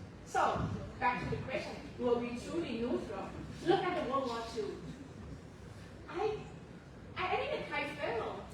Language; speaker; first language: English; non-native, fluent; Thai